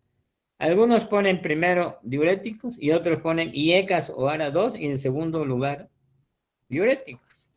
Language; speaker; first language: Spanish; native; Spanish